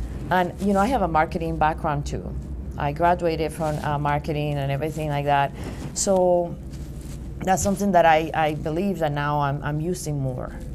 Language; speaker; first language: English; non-native, fluent; Spanish